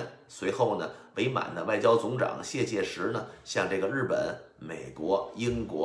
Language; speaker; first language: Chinese; native; Chinese